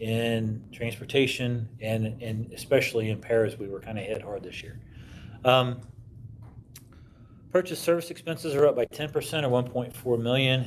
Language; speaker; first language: English; native; English